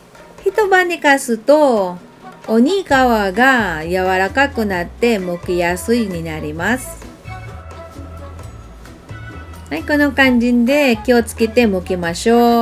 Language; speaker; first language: Japanese; non-native, fluent; Filipino